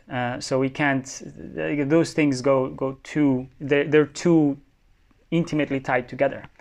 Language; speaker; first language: English; non-native, fluent; Spanish